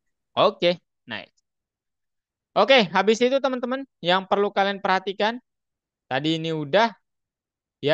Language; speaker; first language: Indonesian; native; Indonesian